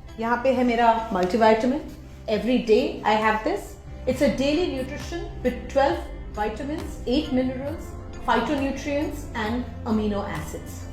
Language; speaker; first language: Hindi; non-native, local second language; Bangla